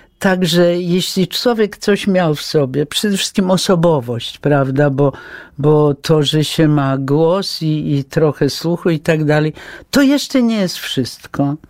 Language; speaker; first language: Polish; early bilingual, heritage; Polish